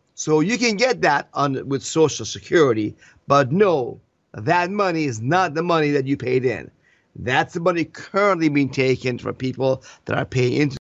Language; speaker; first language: English; non-native, fluent; Persian